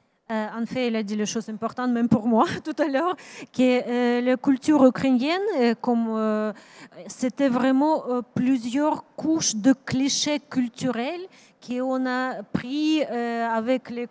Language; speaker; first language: French; non-native, learner; Ukrainian